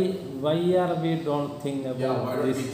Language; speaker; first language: English; non-native, learner; Malayalam